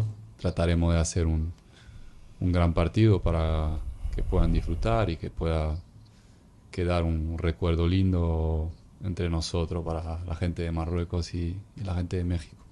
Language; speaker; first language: Spanish; non-native, fluent; Arabic